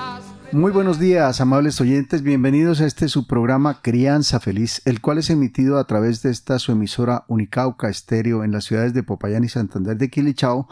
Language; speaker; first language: Spanish; native; Spanish